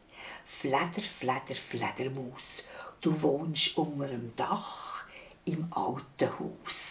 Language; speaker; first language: German; native; German